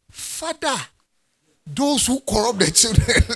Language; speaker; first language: English; non-native, local second language; Akan